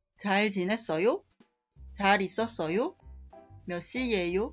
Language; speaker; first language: Korean; non-native, fluent; Spanish